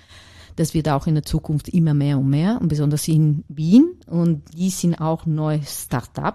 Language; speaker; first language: German; non-native, learner; Italian